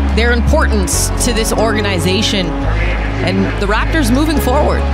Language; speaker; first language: English; native; English